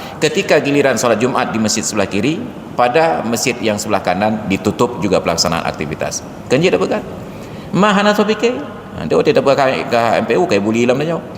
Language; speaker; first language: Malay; non-native, local second language; Achinese